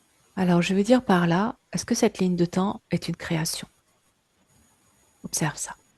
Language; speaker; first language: French; native; French